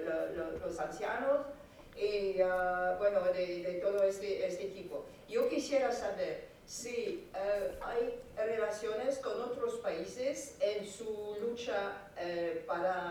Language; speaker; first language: Spanish; non-native, fluent; French